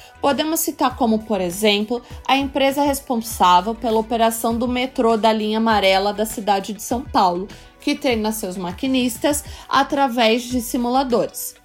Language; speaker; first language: Portuguese; native; Portuguese